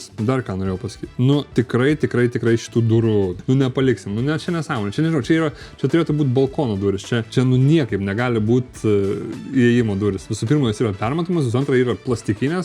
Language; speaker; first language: Lithuanian; native; Lithuanian